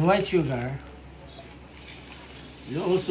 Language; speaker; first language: English; non-native, local second language; Filipino